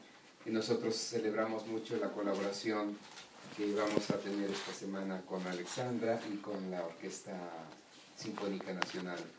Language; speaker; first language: Spanish; native; Spanish